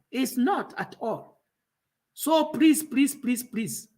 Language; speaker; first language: English; non-native, local second language; Kikuyu